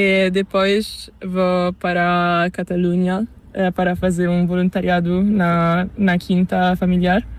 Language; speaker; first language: Spanish; non-native, learner; Italian